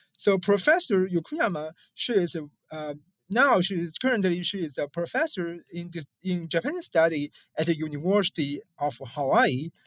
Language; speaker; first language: English; non-native, fluent; Chinese